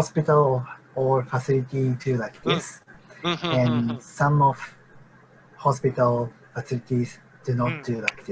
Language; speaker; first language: English; non-native, learner; Japanese